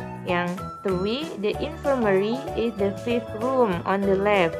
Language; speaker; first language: English; non-native, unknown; Indonesian